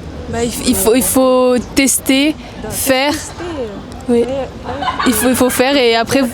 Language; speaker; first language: French; native; French